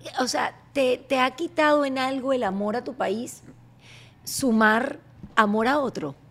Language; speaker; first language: Spanish; native; Spanish